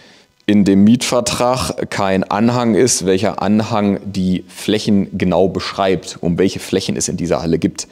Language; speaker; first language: German; native; German